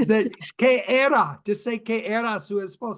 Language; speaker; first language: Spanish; non-native, fluent; English